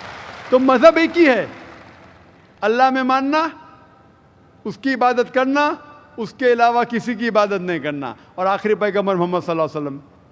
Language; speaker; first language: Hindi; native; Hindi